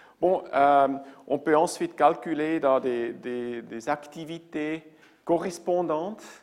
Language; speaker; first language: French; non-native, local second language; German